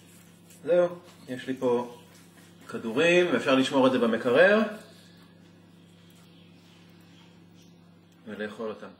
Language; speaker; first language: Hebrew; native; Hebrew